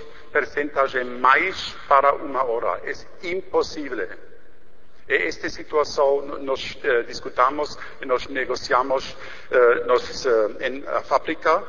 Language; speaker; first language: Portuguese; non-native, learner; German